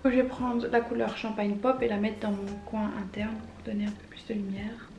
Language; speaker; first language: French; native; French